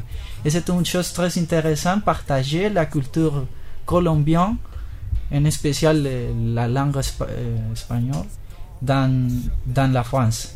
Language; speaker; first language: French; non-native, learner; Spanish